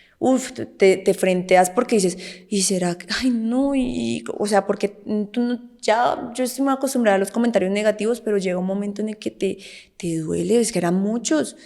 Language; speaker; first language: Spanish; native; Spanish